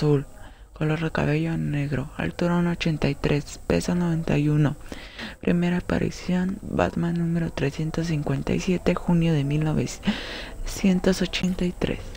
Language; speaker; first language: Spanish; native; Spanish